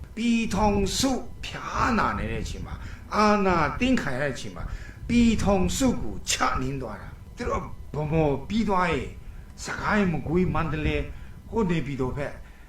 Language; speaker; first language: Burmese; native; Burmese